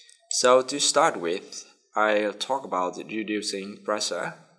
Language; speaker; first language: English; non-native, fluent; Vietnamese